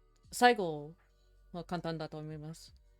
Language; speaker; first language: Japanese; non-native, learner; English